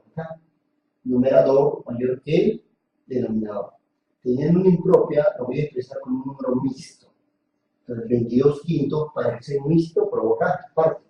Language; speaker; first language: Spanish; native; Spanish